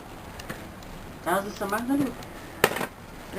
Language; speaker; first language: Bulgarian; native; Bulgarian